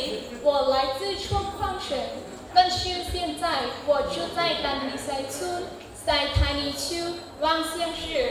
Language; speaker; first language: Chinese; non-native, learner; Lao